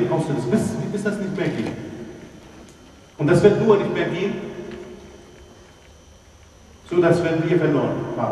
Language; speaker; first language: German; non-native, fluent; Arabic